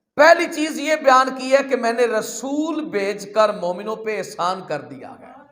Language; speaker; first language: Urdu; non-native, local second language; Punjabi